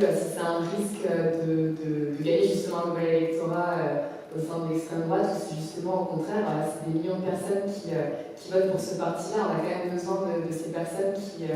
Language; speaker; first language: French; native; French